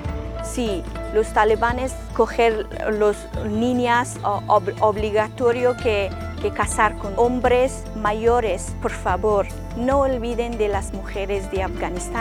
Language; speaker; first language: Spanish; non-native, learner; Persian